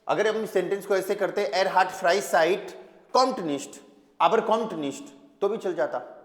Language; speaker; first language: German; non-native, fluent; Hindi